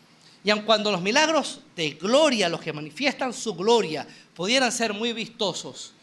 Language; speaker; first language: Spanish; native; Spanish